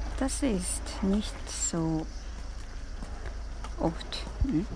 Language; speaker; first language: German; non-native, learner; Japanese